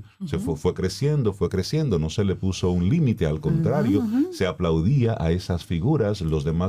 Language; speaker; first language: Spanish; native; Spanish